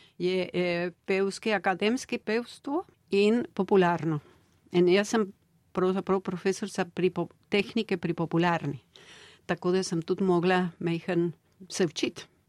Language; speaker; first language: Slovenian; early bilingual, heritage; Slovenian